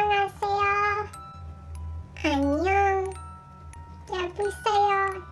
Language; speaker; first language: Korean; non-native, learner; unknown